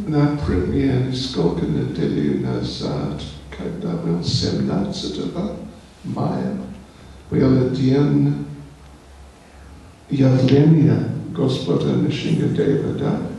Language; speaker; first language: Russian; non-native, learner; English